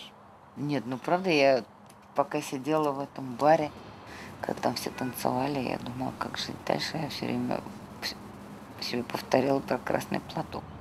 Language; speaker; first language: Russian; native; Russian